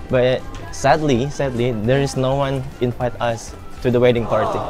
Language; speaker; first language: English; non-native, fluent; Indonesian